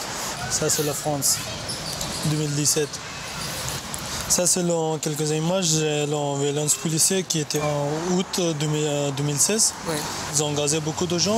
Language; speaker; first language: French; non-native, learner; Persian